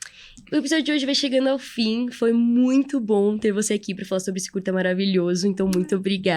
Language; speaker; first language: Portuguese; native; Portuguese